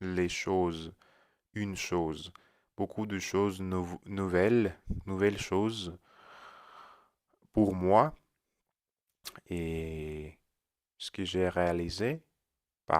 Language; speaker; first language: French; non-native, learner; Russian